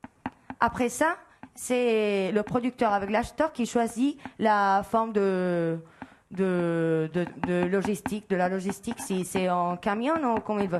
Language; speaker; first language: French; non-native, fluent; Spanish